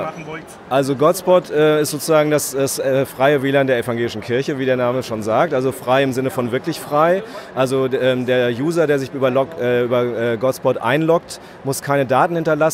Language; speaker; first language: German; native; German